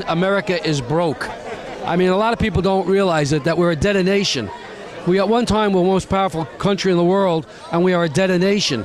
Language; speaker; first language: English; native; English